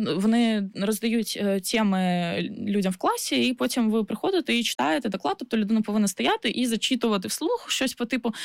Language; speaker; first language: Ukrainian; non-native, local second language; Russian